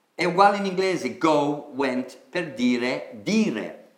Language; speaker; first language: Italian; non-native, fluent; English